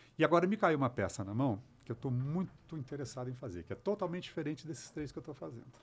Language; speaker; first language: Portuguese; native; Portuguese